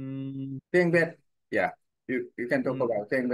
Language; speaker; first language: English; non-native, learner; Korean